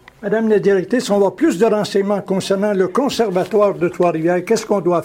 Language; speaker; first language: French; native; French